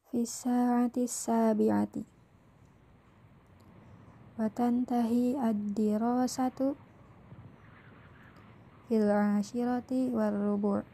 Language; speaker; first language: Arabic; non-native, fluent; Indonesian